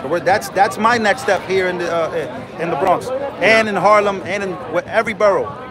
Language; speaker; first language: English; early bilingual, other home language; Spanish